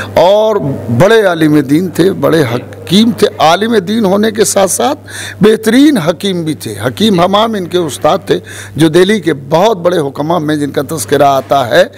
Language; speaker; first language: Hindi; native; Hindi